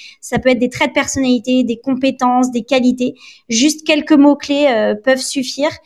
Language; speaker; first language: French; native; French